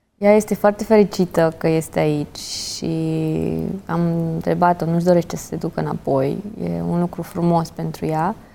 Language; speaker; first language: Romanian; native; Romanian